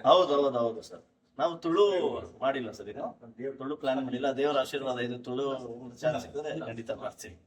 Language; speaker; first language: Kannada; native; Kannada